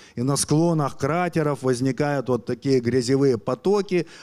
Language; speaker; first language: Russian; native; Russian